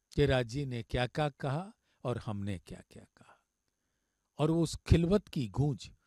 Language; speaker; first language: Hindi; native; Hindi